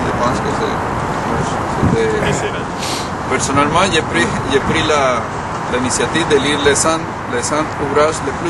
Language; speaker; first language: French; non-native, learner; Spanish